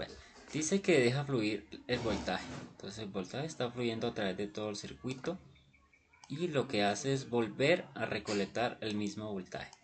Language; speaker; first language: Spanish; native; Spanish